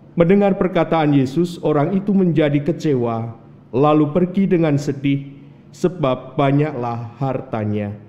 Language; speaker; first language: Indonesian; native; Indonesian